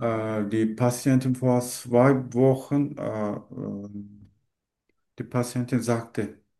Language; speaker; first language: German; non-native, learner; Turkish